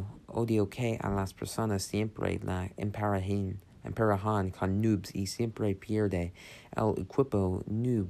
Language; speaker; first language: Spanish; non-native, learner; English